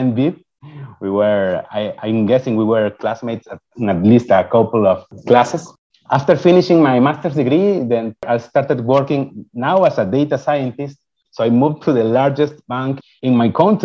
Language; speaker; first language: English; non-native, fluent; Spanish